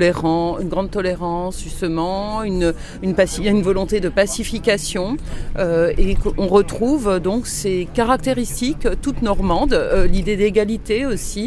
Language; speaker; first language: French; native; French